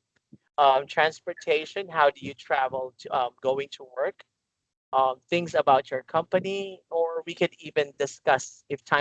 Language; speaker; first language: English; non-native, local second language; Filipino